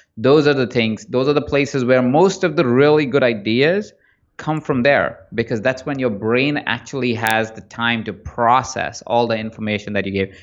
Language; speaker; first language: English; non-native, local second language; Hindi